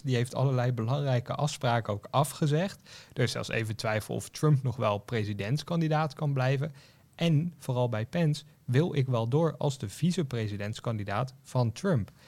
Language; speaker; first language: Dutch; native; Dutch